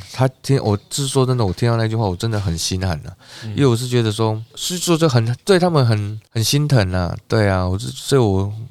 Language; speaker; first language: Chinese; native; Chinese